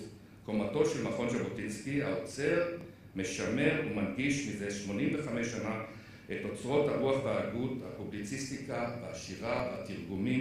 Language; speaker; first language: Hebrew; native; Hebrew